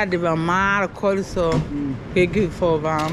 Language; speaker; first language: Danish; non-native, learner; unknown